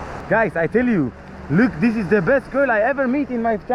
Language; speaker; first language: English; non-native, fluent; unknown